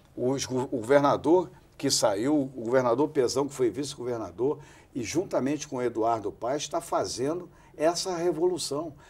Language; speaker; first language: Portuguese; native; Portuguese